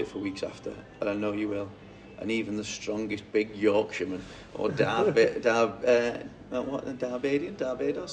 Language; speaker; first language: English; native; English